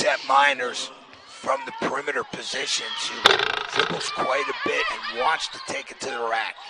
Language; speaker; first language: English; native; English